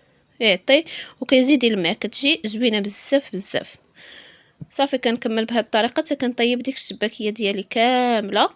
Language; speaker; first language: Arabic; native; Arabic